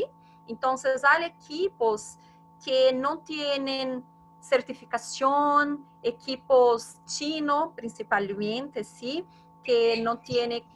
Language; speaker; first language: Spanish; non-native, fluent; Portuguese